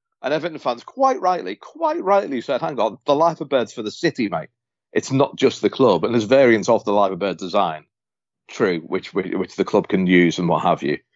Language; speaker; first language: English; native; English